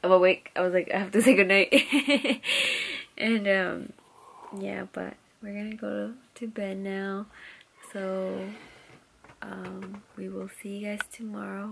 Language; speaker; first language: English; early bilingual, other home language; Spanish